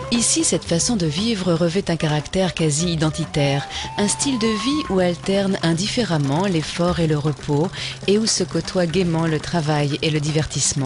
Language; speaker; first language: French; native; French